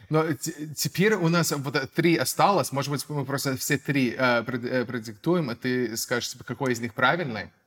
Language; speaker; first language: Russian; non-native, fluent; English